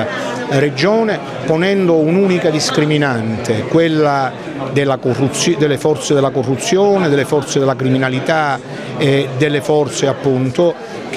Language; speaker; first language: Italian; native; Italian